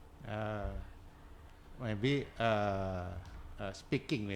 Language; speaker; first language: English; non-native, learner; Indonesian